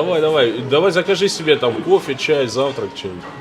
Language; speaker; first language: Russian; native; Russian